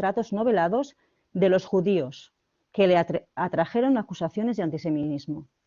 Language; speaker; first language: Spanish; native; Spanish